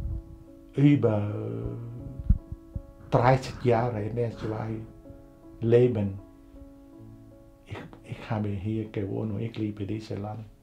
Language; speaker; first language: German; non-native, learner; Vietnamese